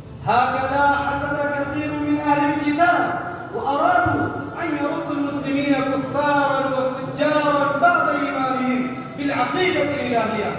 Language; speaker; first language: Arabic; non-native, learner; Urdu